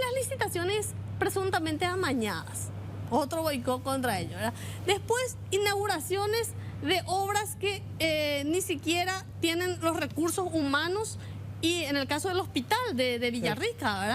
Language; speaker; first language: Spanish; native; Spanish